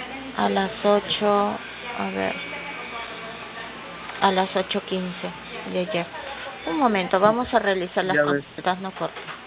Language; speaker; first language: Spanish; native; Spanish